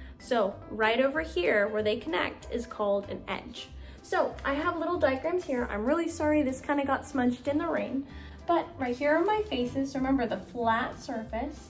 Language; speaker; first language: English; native; English